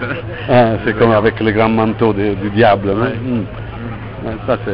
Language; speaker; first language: French; non-native, fluent; Italian